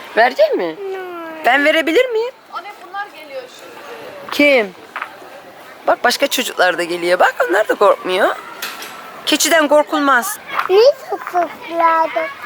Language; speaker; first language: Turkish; early bilingual, heritage; Turkish